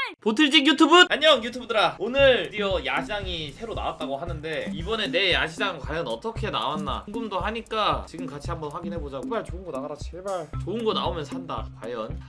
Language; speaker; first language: Korean; native; Korean